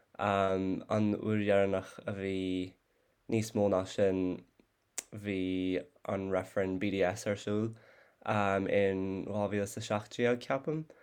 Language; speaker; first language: Irish; non-native, fluent; English